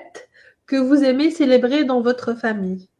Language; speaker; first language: French; non-native, local second language; Arabic